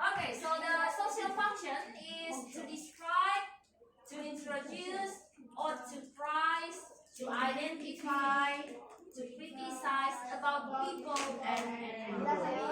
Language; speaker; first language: English; non-native, learner; Indonesian